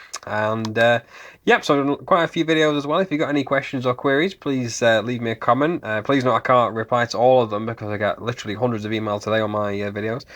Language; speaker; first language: English; native; English